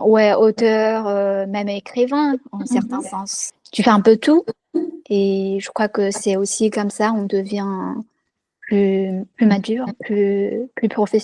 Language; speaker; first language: French; non-native, fluent; Chinese